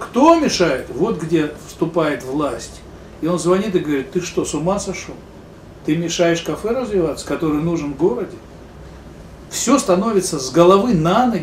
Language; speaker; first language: Russian; native; Russian